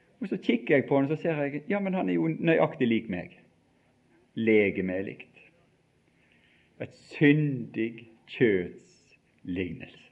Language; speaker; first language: Norwegian; native; Norwegian